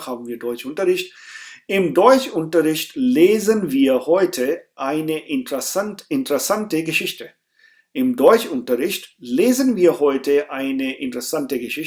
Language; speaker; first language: German; non-native, fluent; Urdu